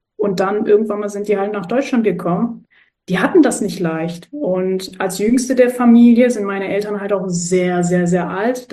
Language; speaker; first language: German; early bilingual, other home language; Turkish